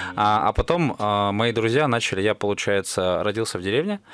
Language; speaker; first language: Russian; native; Russian